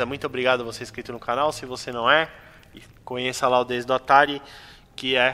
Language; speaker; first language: Portuguese; native; Portuguese